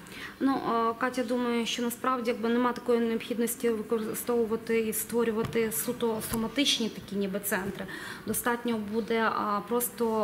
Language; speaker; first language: Ukrainian; native; Ukrainian